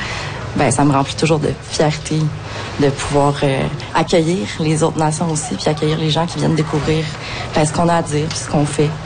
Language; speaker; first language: French; native; French